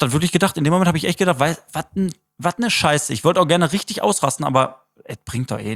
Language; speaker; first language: German; native; German